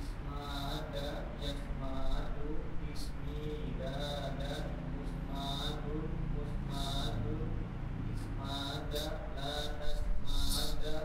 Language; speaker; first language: Arabic; non-native, learner; Indonesian